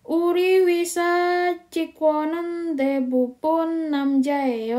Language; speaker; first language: Korean; non-native, learner; Indonesian